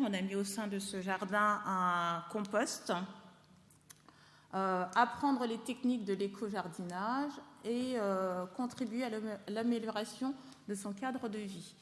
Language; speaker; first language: French; native; French